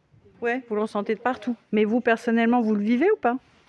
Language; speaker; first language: French; native; French